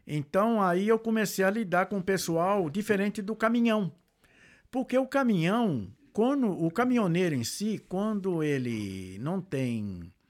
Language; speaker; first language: Portuguese; native; Portuguese